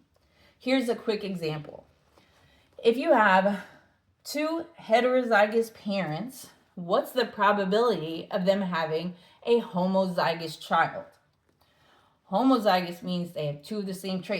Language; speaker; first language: English; native; English